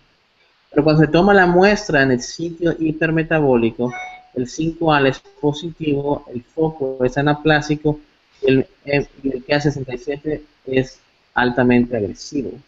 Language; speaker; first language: Spanish; native; Spanish